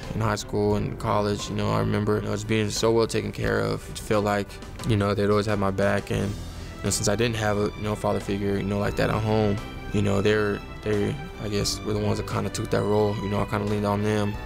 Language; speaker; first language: English; native; English